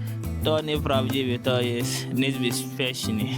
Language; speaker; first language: Polish; non-native, learner; English